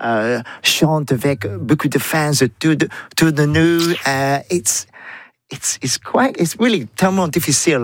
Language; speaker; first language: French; non-native, learner; English